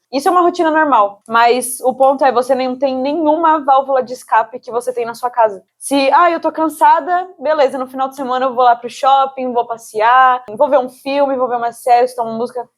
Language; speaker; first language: Portuguese; native; Portuguese